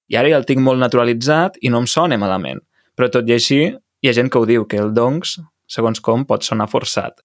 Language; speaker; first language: Catalan; native; Catalan